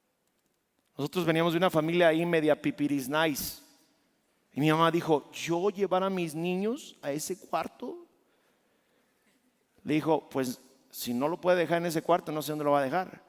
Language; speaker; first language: Spanish; native; Spanish